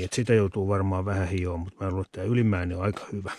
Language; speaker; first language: Finnish; native; Finnish